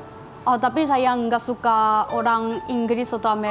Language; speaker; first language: Indonesian; non-native, fluent; Korean